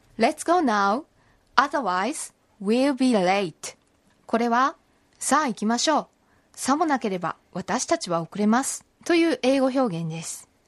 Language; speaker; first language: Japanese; native; Japanese